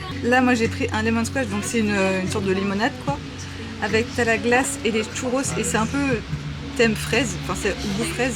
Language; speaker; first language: French; native; French